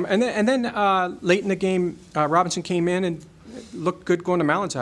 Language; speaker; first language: English; native; English